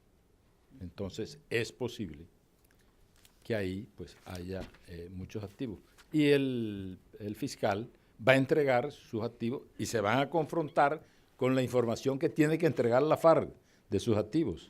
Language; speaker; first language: Spanish; native; Spanish